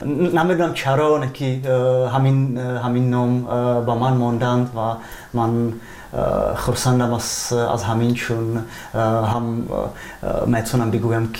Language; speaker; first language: Persian; non-native, fluent; Czech